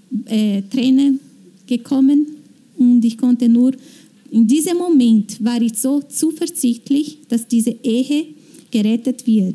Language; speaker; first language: German; non-native, fluent; Portuguese